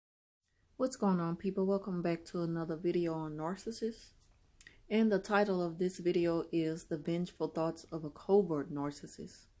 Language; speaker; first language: English; native; English